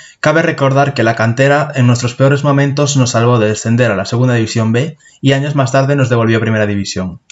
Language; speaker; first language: Spanish; native; Spanish